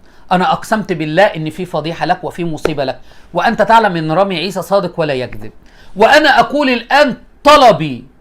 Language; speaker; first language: Arabic; native; Arabic